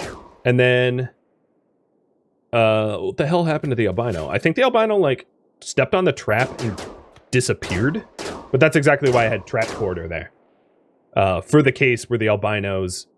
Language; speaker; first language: English; native; English